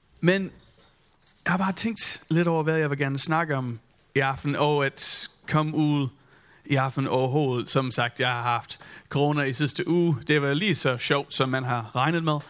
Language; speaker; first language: Danish; non-native, fluent; English